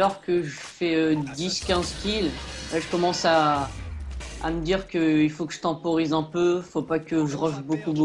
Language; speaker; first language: French; native; French